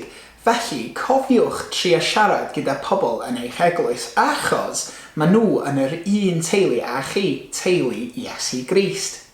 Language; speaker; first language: Welsh; non-native, local second language; English